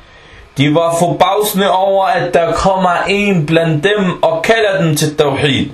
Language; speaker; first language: Danish; non-native, fluent; Arabic